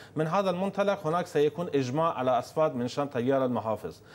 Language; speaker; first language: Arabic; non-native, fluent; Persian